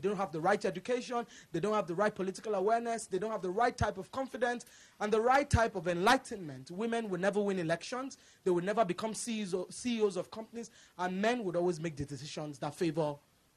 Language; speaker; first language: English; non-native, local second language; Yoruba